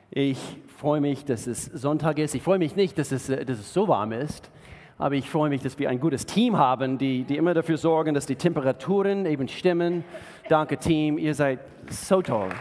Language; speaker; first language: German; non-native, fluent; English